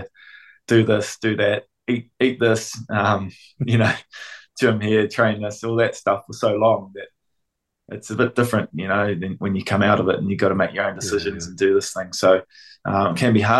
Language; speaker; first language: English; native; English